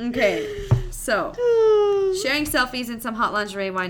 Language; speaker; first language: English; native; English